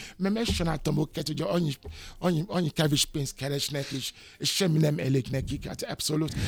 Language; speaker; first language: Hungarian; non-native, fluent; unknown